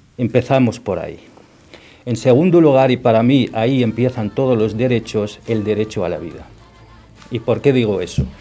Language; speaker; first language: Spanish; non-native, fluent; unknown